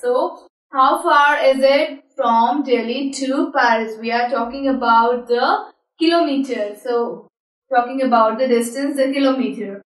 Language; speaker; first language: English; non-native, local second language; Hindi